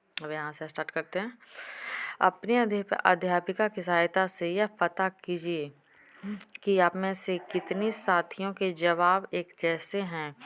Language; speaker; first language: Hindi; native; Hindi